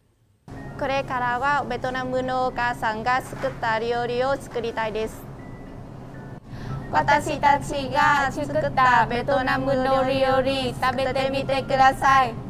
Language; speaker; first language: Japanese; non-native, learner; Vietnamese